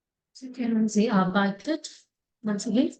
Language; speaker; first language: German; non-native, fluent; Malayalam